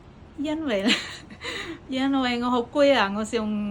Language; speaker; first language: Cantonese; non-native, learner; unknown